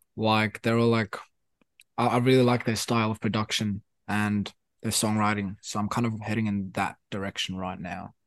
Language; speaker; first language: English; non-native, local second language; Afrikaans